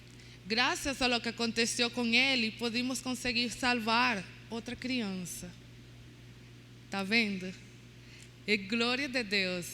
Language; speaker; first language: Portuguese; non-native, learner; Spanish